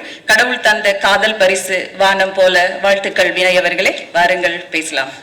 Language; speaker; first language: Tamil; native; Tamil